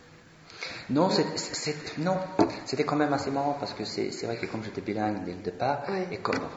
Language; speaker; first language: French; non-native, fluent; Swedish